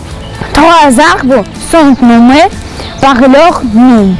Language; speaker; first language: French; non-native, learner; Russian